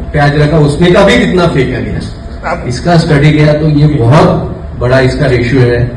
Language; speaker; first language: Hindi; non-native, local second language; Marathi